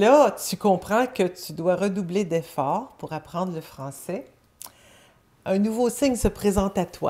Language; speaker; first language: French; native; French